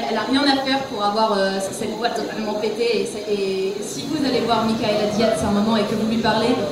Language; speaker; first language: French; native; French